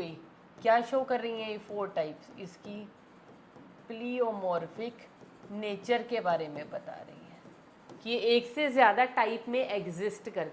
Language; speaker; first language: Hindi; native; Hindi